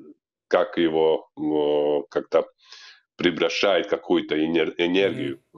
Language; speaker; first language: Russian; non-native, local second language; Latvian